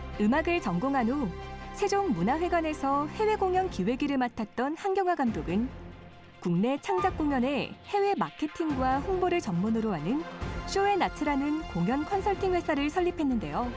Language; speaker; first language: Korean; native; Korean